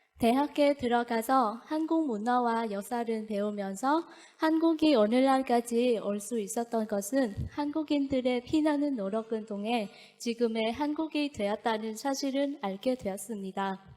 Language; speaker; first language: Korean; non-native, fluent; Vietnamese